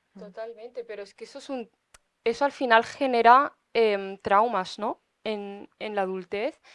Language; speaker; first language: Spanish; early bilingual, other home language; Arabic